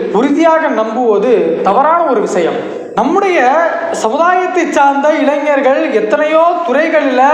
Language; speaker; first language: Tamil; non-native, local second language; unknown